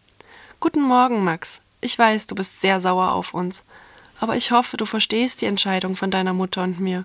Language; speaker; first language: German; native; German